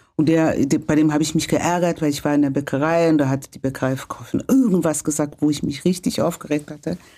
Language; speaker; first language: German; non-native, fluent; Kinyarwanda